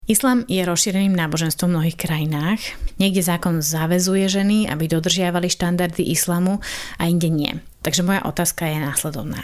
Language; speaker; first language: Slovak; native; Slovak